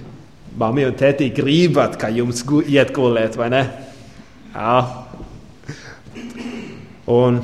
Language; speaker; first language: Latvian; non-native, learner; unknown